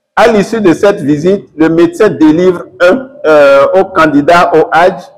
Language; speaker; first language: French; non-native, local second language; Yoruba